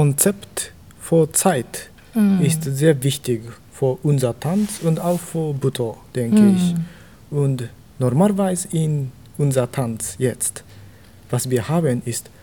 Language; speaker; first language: German; non-native, learner; Japanese